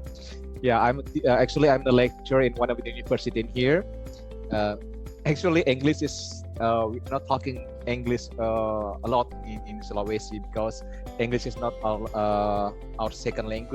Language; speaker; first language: English; non-native, learner; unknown